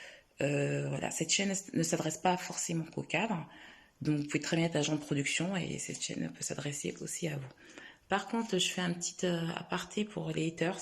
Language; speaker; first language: French; native; French